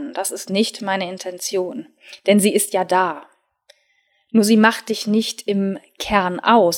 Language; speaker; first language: German; native; German